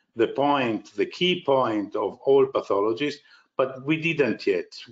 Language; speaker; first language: English; non-native, fluent; Italian